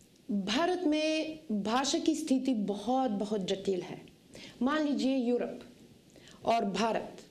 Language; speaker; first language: Hindi; non-native, fluent; Bulgarian